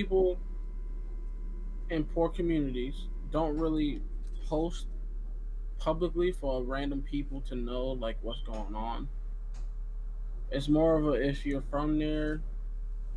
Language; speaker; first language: English; native; English